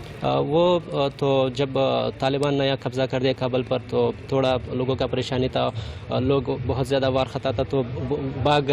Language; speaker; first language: Hindi; non-native, learner; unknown